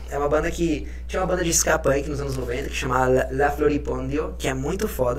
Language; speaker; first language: Portuguese; early bilingual, other home language; Spanish